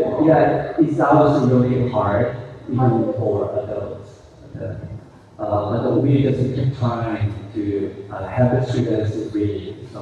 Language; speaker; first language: English; non-native, fluent; Korean